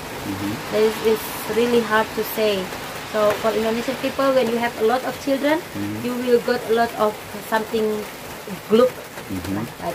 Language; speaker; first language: English; non-native, learner; Indonesian